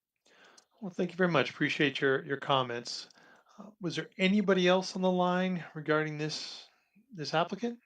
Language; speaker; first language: English; native; English